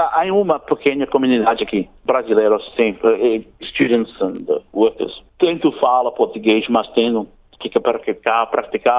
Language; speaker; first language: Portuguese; non-native, learner; English